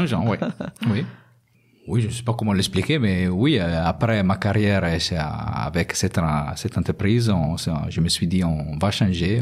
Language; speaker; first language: French; non-native, fluent; Italian